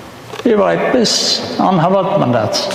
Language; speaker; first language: Armenian; native; Armenian